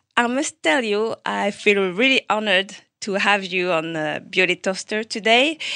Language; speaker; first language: English; non-native, fluent; French